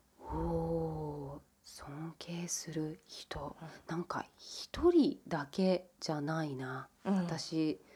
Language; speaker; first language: Japanese; early bilingual, heritage; English